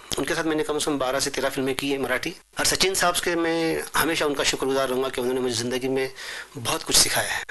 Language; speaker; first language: Hindi; non-native, local second language; Marathi